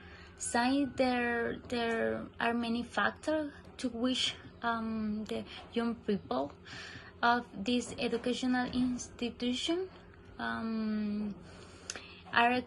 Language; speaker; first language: English; non-native, learner; Spanish